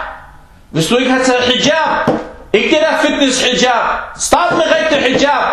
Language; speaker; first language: Danish; non-native, local second language; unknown